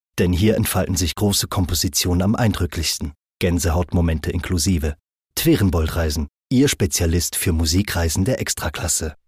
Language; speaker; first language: German; native; German